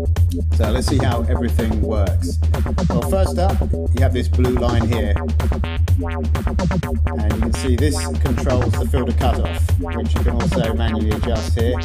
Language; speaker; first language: English; native; English